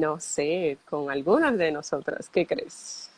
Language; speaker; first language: Spanish; early bilingual, heritage; Spanish